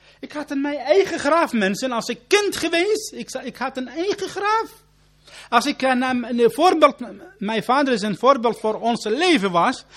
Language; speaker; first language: Dutch; non-native, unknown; Arabic